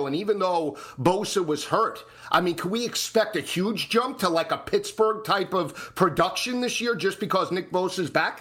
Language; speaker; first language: English; native; English